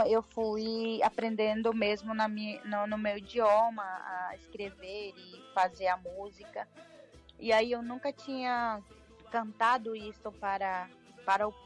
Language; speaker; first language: Portuguese; non-native, local second language; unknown